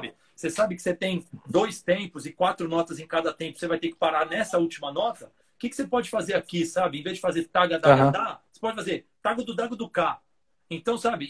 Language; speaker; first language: Portuguese; native; Portuguese